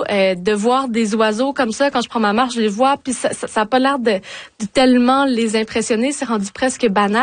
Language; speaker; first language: French; native; French